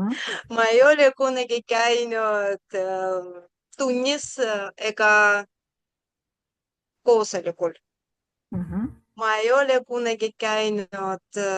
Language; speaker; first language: Estonian; non-native, learner; Russian